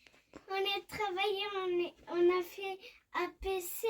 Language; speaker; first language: French; early bilingual, other home language; Bangla